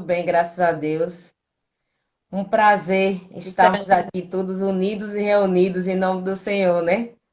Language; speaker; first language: Portuguese; native; Portuguese